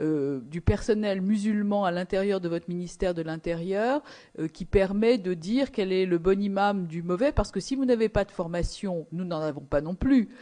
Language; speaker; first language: French; native; French